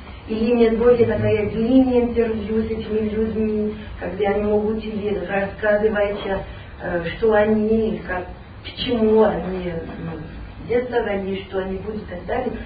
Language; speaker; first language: Russian; non-native, learner; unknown